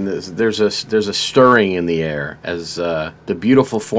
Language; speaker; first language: English; native; English